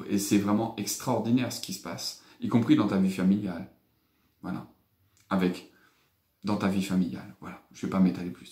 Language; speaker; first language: French; native; French